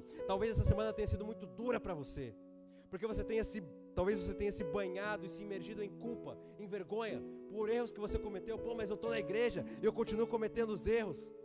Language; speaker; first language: Portuguese; native; Portuguese